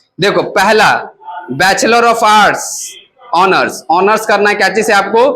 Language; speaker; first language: Hindi; native; Hindi